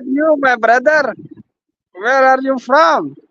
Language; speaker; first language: English; non-native, learner; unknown